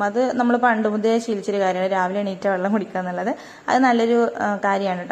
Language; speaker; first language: Malayalam; native; Malayalam